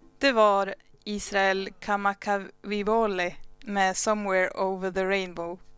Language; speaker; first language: Swedish; early bilingual, other home language; Spanish